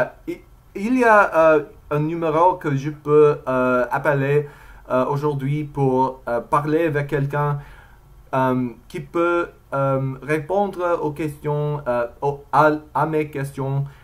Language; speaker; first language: French; non-native, learner; English